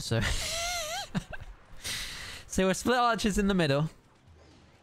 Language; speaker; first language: English; native; English